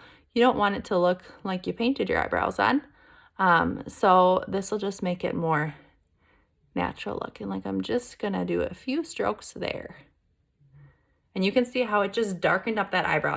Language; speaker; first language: English; native; English